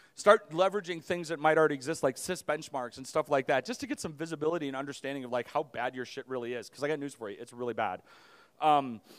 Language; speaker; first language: English; native; English